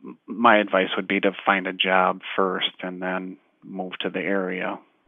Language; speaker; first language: English; native; English